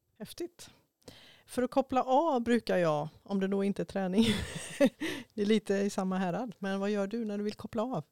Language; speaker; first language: Swedish; native; Swedish